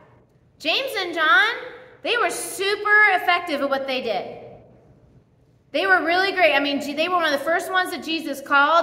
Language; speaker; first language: English; native; English